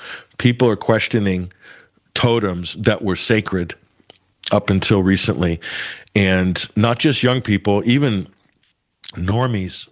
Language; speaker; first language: English; native; English